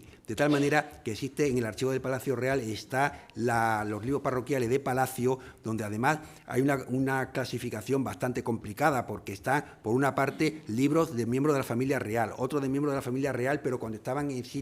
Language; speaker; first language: Spanish; native; Spanish